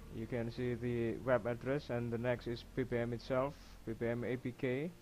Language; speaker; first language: English; non-native, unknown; Indonesian